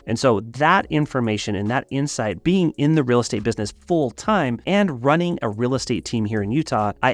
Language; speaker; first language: English; native; English